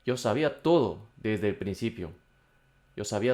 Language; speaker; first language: Spanish; non-native, fluent; Korean